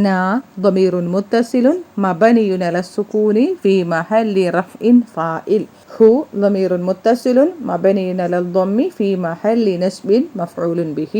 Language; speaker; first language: Arabic; non-native, fluent; Malayalam